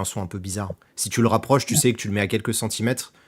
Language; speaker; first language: French; native; French